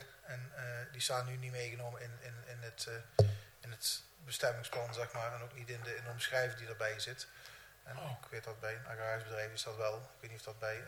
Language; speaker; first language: Dutch; native; Dutch